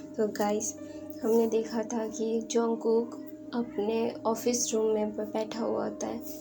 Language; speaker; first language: Hindi; non-native, local second language; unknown